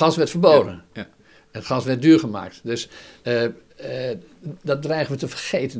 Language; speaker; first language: Dutch; native; Dutch